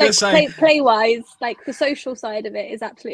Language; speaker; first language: English; native; English